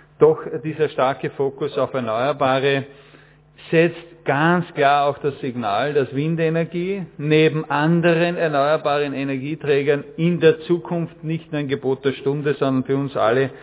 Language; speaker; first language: German; native; German